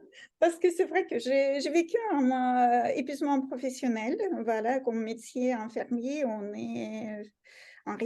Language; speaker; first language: French; non-native, fluent; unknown